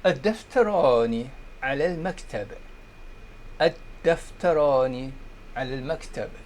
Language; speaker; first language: Arabic; non-native, fluent; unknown